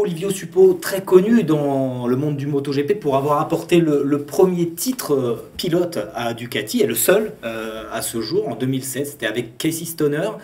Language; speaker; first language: French; native; French